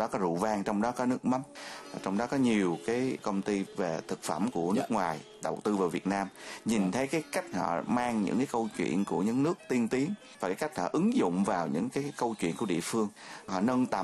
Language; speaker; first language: Vietnamese; native; Vietnamese